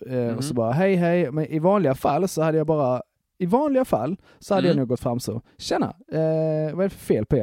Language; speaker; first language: Swedish; native; Swedish